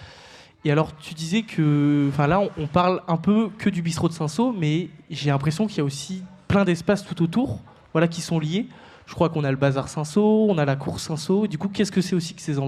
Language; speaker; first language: French; native; French